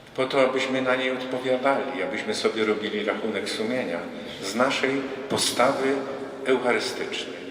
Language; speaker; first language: Polish; native; Polish